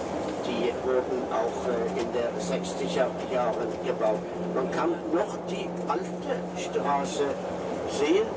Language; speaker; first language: German; non-native, fluent; Norwegian